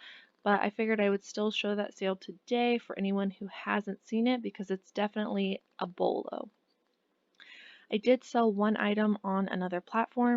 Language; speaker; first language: English; native; English